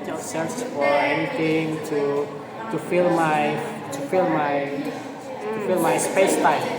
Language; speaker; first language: English; non-native, learner; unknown